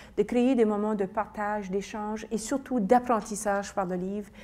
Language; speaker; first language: French; native; French